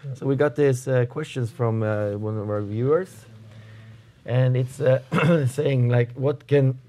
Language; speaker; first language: English; non-native, fluent; Norwegian